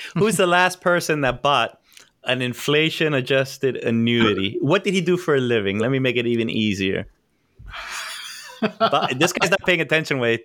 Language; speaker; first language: English; native; English